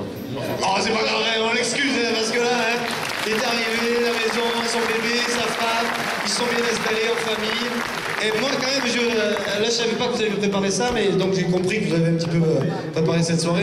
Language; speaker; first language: French; native; French